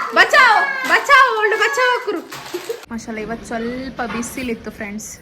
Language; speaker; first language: Kannada; non-native, local second language; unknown